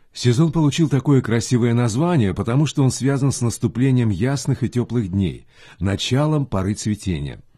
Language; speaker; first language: Russian; non-native, fluent; Chinese